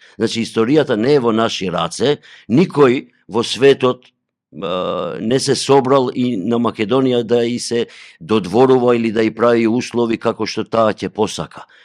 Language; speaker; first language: Macedonian; non-native, local second language; Albanian